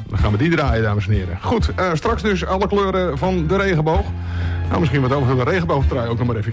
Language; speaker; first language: Dutch; native; Dutch